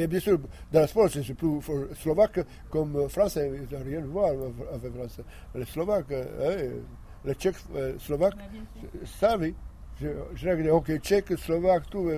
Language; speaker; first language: French; non-native, learner; Slovak